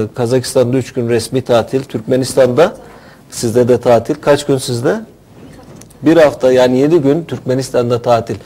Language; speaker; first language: Turkish; native; Turkish